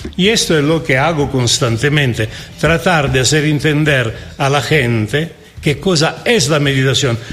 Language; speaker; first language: Spanish; non-native, fluent; Italian